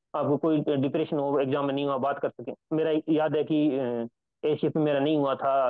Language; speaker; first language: Hindi; native; Hindi